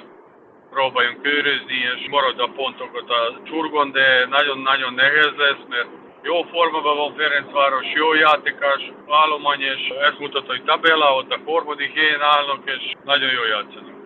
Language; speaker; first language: Hungarian; non-native, fluent; Serbian